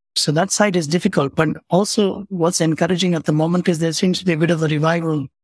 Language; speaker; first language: English; non-native, local second language; Tamil